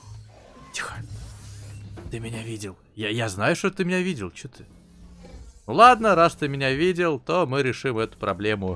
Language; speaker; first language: Russian; native; Russian